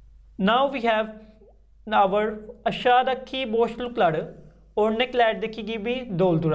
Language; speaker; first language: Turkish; non-native, learner; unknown